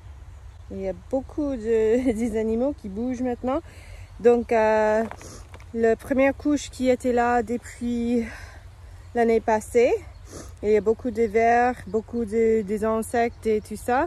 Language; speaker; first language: French; non-native, fluent; English